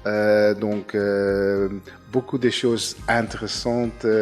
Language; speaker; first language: French; non-native, fluent; Dutch